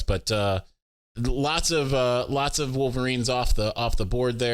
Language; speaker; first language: English; native; English